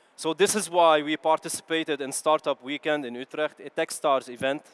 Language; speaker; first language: English; non-native, fluent; Arabic